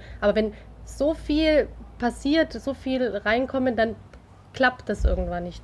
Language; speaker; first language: German; native; German